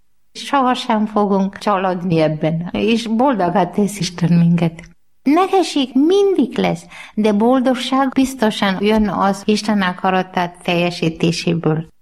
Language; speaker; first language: Hungarian; non-native, learner; Malayalam